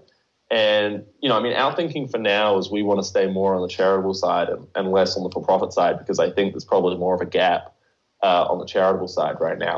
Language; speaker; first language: English; native; English